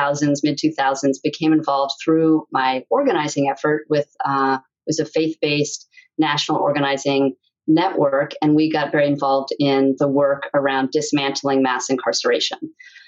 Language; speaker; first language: English; native; English